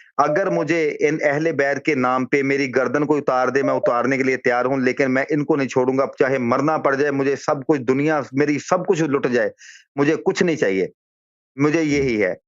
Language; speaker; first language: Urdu; non-native, local second language; Punjabi